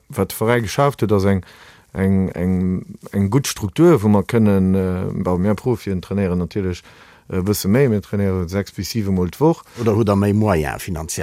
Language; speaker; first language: Luxembourgish; native; Luxembourgish